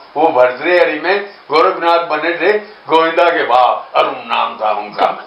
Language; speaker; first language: Hindi; native; Hindi